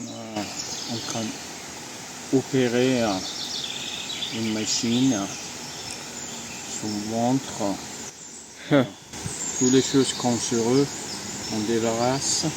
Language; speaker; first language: French; non-native, fluent; Persian